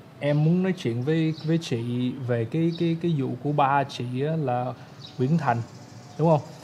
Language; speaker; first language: Vietnamese; early bilingual, heritage; Vietnamese